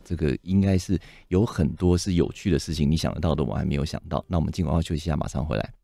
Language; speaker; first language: Chinese; native; Chinese